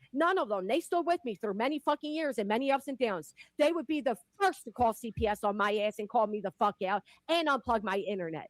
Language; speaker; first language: English; native; English